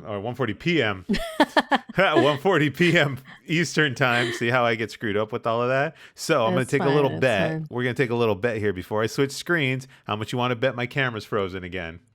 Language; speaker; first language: English; native; English